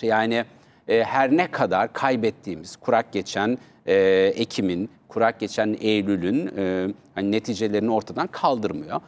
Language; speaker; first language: Turkish; native; Turkish